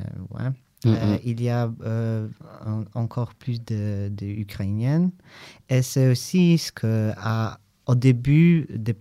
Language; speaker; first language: French; non-native, learner; Polish